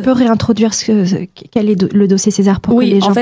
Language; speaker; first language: French; native; French